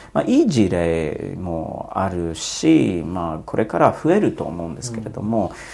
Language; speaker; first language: Japanese; non-native, fluent; Polish